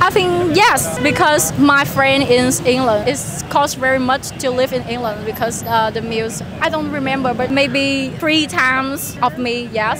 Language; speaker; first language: English; non-native, learner; Vietnamese